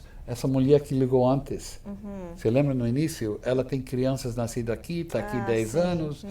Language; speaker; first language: Portuguese; non-native, fluent; English